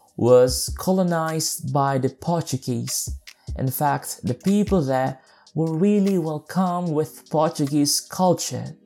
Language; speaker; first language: English; non-native, fluent; Indonesian